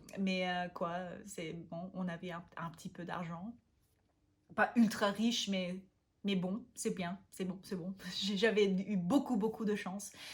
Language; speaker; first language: French; non-native, fluent; German